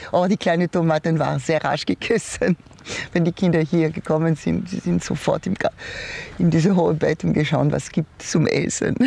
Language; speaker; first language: German; non-native, fluent; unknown